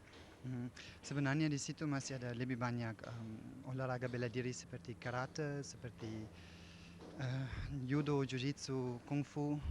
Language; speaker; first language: Indonesian; non-native, fluent; German